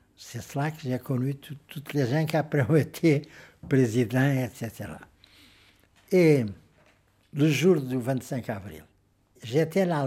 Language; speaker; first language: French; non-native, fluent; Portuguese